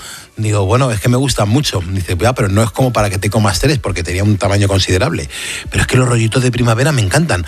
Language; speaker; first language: Spanish; native; Spanish